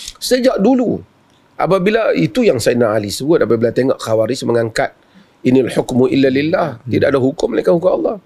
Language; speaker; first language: Malay; native; Malay